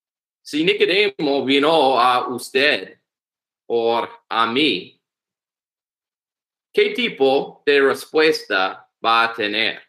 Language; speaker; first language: Spanish; non-native, learner; English